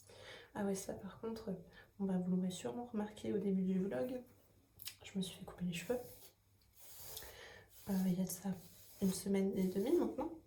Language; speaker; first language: French; native; French